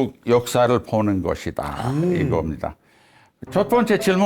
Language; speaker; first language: Korean; non-native, fluent; English